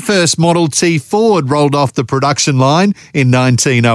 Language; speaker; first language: English; native; English